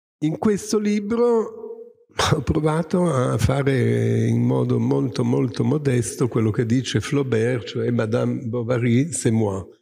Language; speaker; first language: Italian; native; Italian